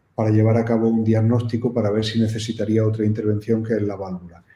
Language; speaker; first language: Spanish; native; Spanish